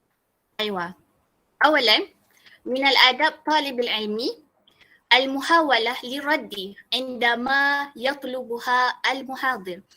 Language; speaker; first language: Arabic; non-native, learner; Malay